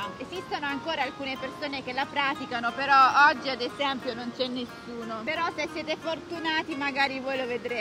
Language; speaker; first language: Italian; native; Italian